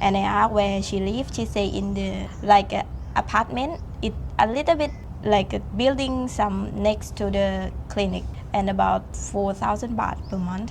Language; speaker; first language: English; non-native, learner; Thai